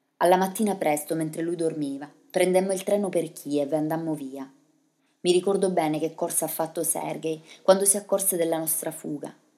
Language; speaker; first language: Italian; early bilingual, other home language; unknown